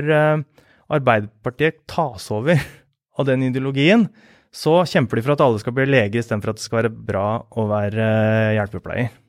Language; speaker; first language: Norwegian; native; Norwegian